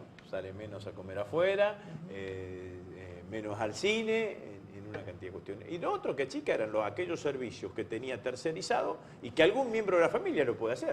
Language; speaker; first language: Spanish; native; Spanish